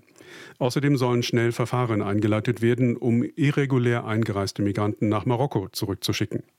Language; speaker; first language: German; native; German